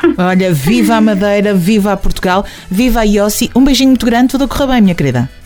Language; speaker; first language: Portuguese; native; Portuguese